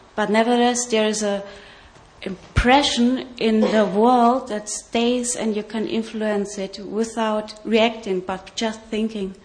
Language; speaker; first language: English; non-native, fluent; German